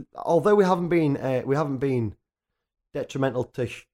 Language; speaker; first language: English; native; English